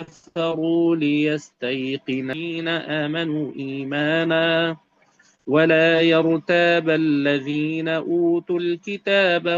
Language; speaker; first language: Arabic; native; Arabic